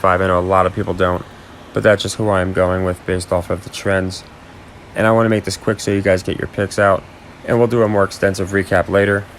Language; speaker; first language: English; native; English